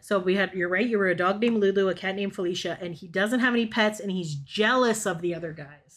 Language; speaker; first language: English; native; English